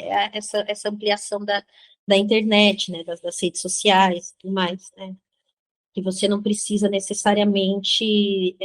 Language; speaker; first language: Portuguese; native; Portuguese